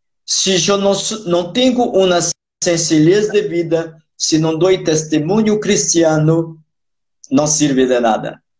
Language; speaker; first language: Spanish; non-native, fluent; Portuguese